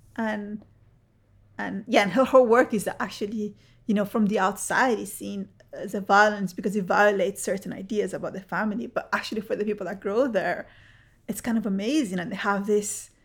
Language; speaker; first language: English; early bilingual, other home language; Spanish